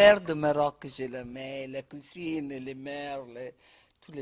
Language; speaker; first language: French; non-native, fluent; Italian